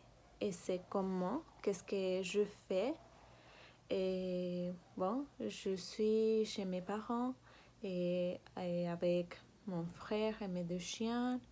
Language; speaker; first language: French; non-native, learner; Spanish